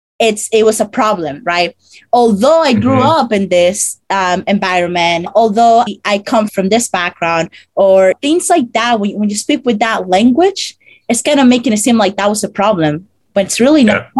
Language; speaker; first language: English; non-native, fluent; Spanish